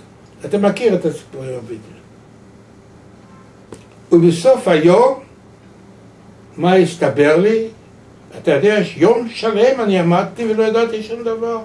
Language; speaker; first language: Hebrew; non-native, fluent; Yiddish